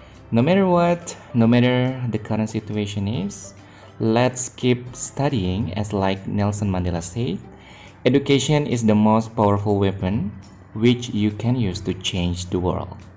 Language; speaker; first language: English; non-native, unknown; Indonesian